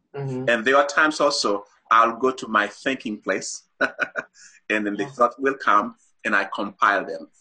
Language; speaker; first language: English; non-native, fluent; Haitian Creole